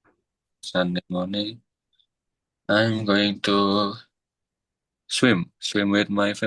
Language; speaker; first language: English; non-native, learner; Indonesian